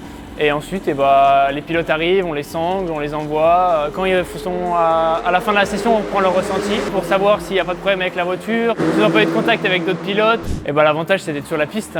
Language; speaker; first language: French; native; French